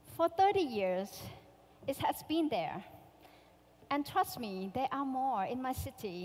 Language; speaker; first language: English; non-native, fluent; Thai